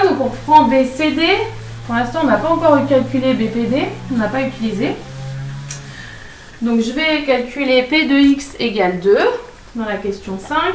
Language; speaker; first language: French; native; French